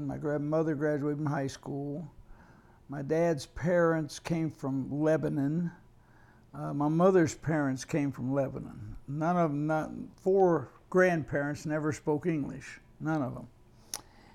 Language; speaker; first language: English; native; English